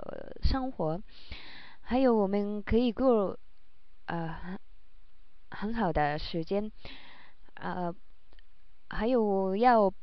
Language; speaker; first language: Chinese; non-native, learner; Japanese